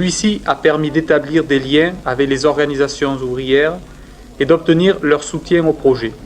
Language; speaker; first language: French; native; French